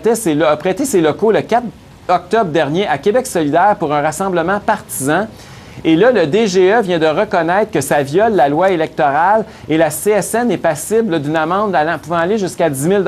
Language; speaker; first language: French; native; French